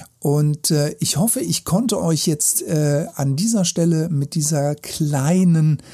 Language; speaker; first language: German; native; German